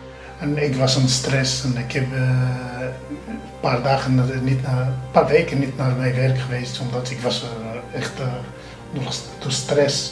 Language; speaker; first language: Dutch; non-native, fluent; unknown